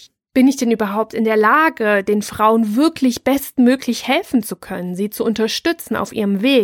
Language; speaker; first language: German; native; German